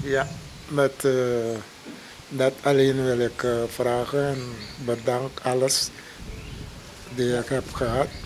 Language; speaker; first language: Dutch; non-native, local second language; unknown